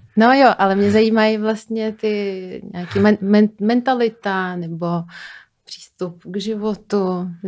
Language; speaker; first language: Czech; non-native, fluent; Slovak